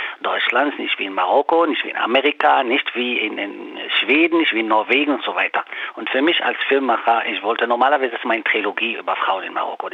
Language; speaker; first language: German; non-native, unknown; Arabic